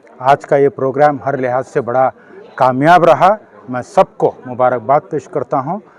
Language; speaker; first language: Hindi; non-native, local second language; Urdu